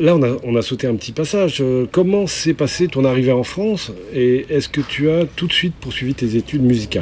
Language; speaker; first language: French; native; French